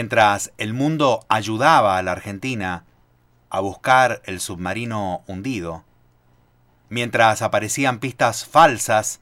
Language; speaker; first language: Spanish; native; Spanish